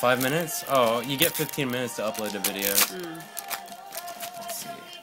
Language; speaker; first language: English; native; English